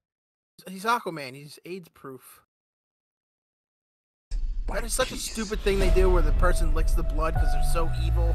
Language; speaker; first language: English; native; English